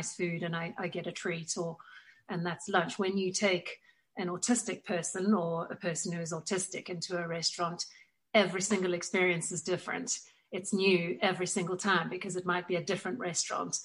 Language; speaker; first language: English; native; English